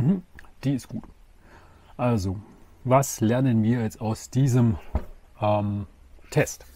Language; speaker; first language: German; native; German